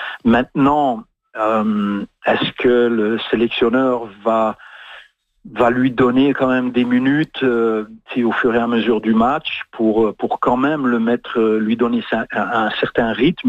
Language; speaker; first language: French; native; French